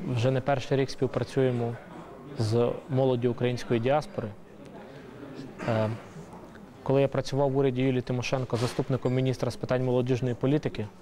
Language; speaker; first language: Ukrainian; native; Ukrainian